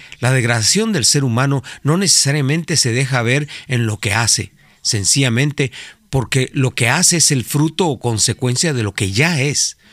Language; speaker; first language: Spanish; native; Spanish